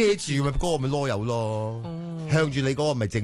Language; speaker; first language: Cantonese; native; Cantonese